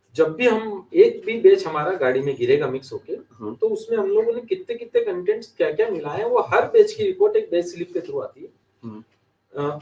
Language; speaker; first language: Hindi; native; Hindi